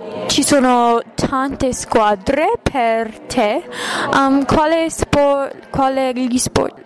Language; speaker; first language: Italian; non-native, learner; English